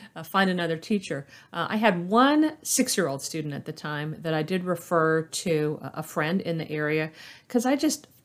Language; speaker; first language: English; native; English